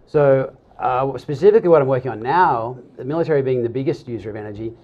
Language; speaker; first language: English; native; English